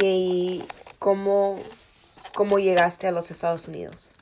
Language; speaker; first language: Spanish; early bilingual, heritage; Spanish